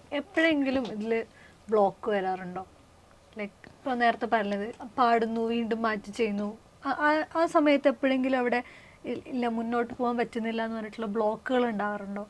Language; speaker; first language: Malayalam; native; Malayalam